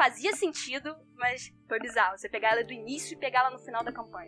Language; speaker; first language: Portuguese; native; Portuguese